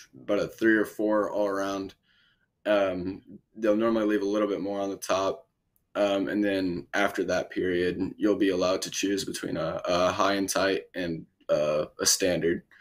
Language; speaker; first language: English; native; English